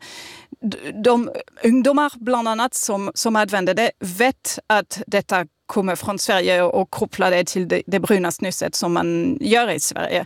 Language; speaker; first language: Swedish; non-native, fluent; French